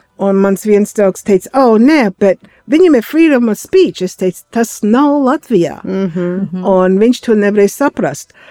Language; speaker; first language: Latvian; early bilingual, heritage; Latvian